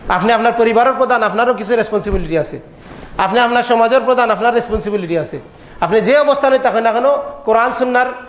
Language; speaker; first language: Bangla; native; Bangla